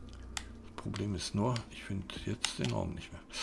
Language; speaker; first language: German; native; German